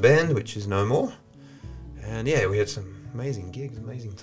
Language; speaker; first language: English; non-native, fluent; French